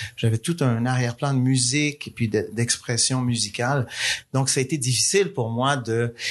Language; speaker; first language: French; native; French